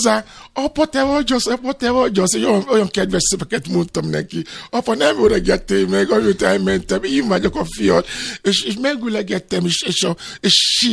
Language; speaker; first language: Hungarian; non-native, learner; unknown